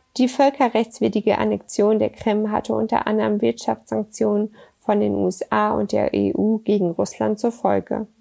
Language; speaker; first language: German; native; German